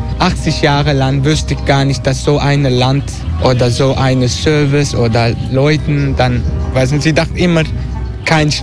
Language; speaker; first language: German; non-native, learner; Dutch